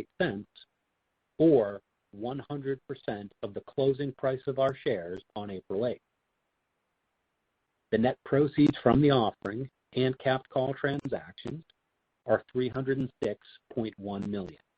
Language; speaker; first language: English; native; English